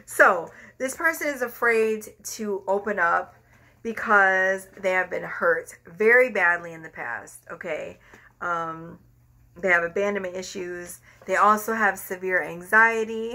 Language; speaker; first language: English; native; English